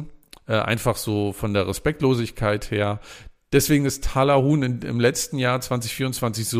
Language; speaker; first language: German; native; German